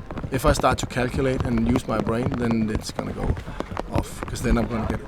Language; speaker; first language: English; non-native, fluent; Danish